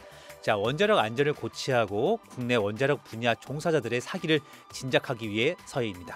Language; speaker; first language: Korean; native; Korean